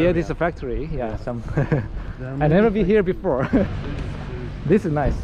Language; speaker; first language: English; non-native, learner; Chinese